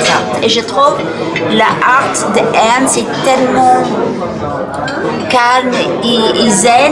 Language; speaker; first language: French; non-native, learner; English